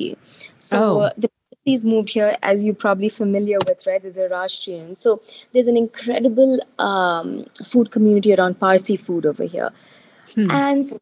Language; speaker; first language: English; non-native, local second language; Telugu